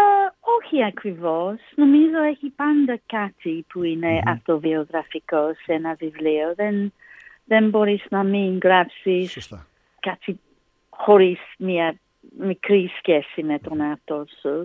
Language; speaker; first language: Greek; non-native, learner; English